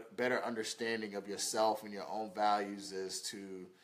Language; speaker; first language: English; native; English